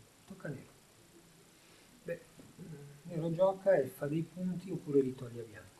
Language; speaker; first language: Italian; native; Italian